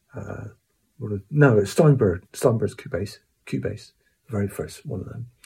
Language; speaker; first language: English; native; English